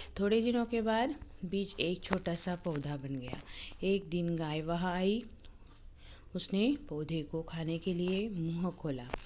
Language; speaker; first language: Hindi; non-native, local second language; Marathi